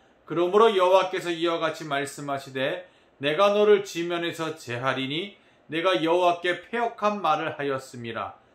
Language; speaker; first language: Korean; native; Korean